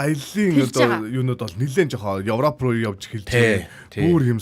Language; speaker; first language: Mongolian; native; Mongolian